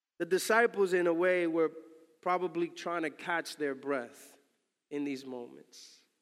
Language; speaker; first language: English; early bilingual, other home language; Spanish